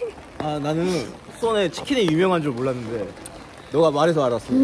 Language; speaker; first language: Korean; native; Korean